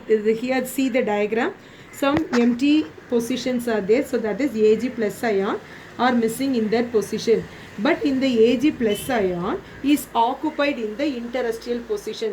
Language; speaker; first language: English; non-native, local second language; Tamil